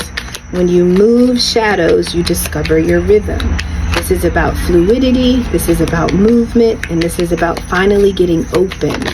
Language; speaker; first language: English; native; English